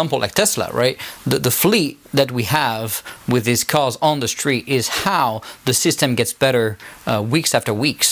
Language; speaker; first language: English; non-native, fluent; French